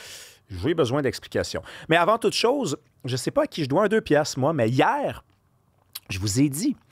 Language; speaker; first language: French; native; French